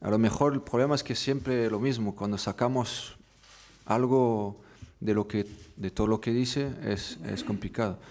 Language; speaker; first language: Spanish; non-native, fluent; French